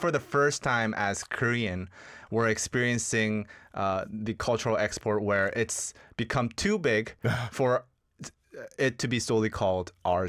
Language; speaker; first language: English; early bilingual, other home language; Korean